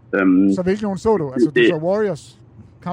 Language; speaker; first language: Danish; native; Danish